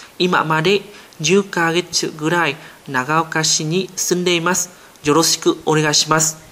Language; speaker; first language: Japanese; non-native, learner; Vietnamese